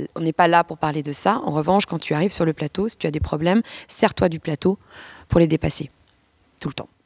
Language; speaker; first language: French; native; French